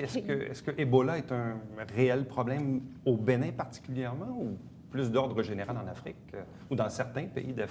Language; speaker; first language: French; native; French